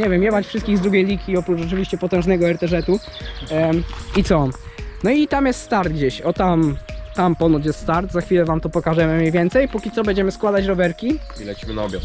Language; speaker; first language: Polish; native; Polish